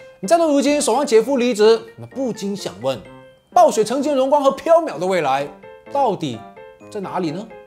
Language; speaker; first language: Chinese; native; Chinese